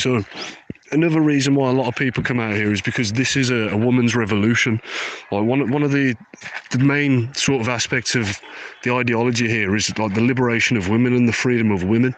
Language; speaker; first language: English; native; English